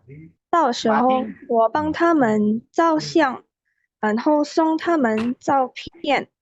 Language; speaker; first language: Chinese; non-native, learner; Indonesian